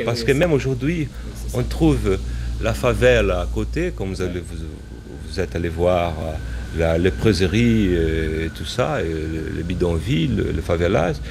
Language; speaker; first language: French; non-native, fluent; Portuguese